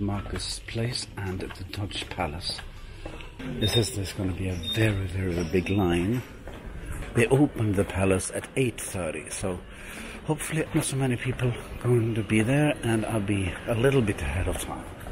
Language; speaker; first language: English; non-native, fluent; Swedish